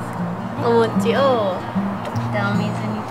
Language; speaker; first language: Japanese; native; Japanese